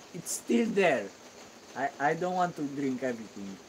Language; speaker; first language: English; non-native, learner; Romanian